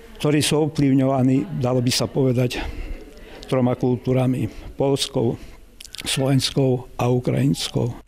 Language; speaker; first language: Slovak; non-native, local second language; Ukrainian